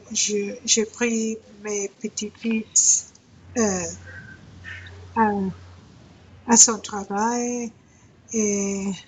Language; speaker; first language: French; non-native, learner; English